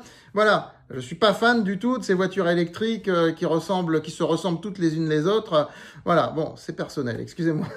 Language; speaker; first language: French; native; French